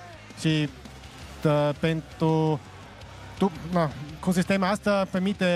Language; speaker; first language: Romanian; non-native, learner; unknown